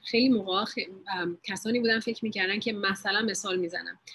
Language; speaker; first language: Persian; early bilingual, heritage; Persian